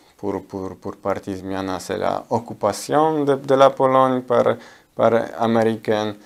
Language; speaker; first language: French; non-native, learner; Polish